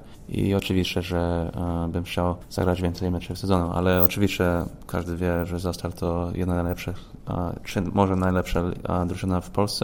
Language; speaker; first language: Polish; early bilingual, heritage; Polish